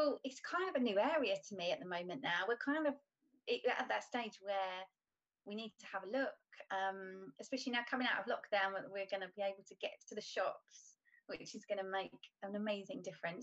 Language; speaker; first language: English; native; English